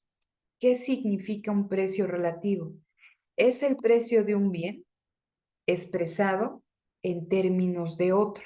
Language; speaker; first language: Spanish; native; Spanish